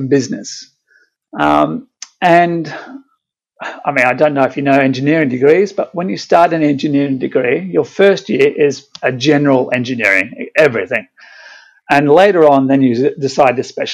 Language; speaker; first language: English; native; English